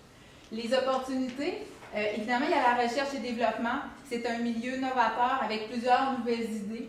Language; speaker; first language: French; native; French